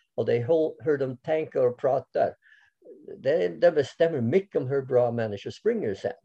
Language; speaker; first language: Swedish; non-native, fluent; English